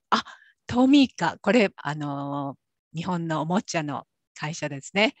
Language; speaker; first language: Japanese; native; Japanese